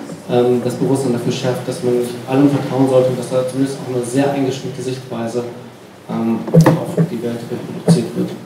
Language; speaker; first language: German; native; German